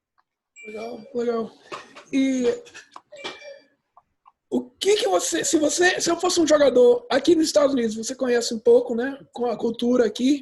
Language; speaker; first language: Portuguese; early bilingual, heritage; English